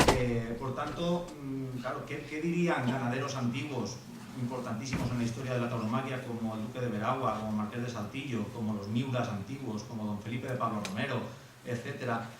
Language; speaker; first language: Spanish; native; Spanish